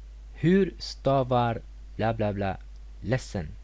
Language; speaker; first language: Swedish; non-native, fluent; Mongolian